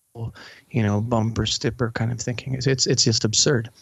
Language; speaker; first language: English; native; English